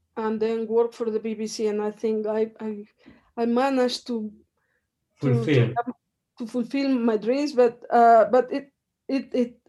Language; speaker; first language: English; non-native, fluent; Spanish